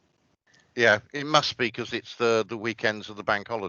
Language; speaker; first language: English; native; English